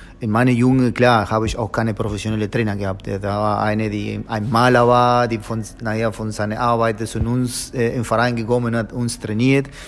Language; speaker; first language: German; non-native, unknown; Spanish